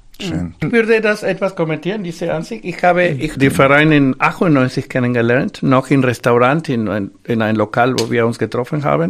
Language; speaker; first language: German; non-native, fluent; Spanish